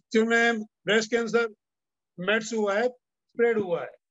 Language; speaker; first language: Hindi; non-native, local second language; Gujarati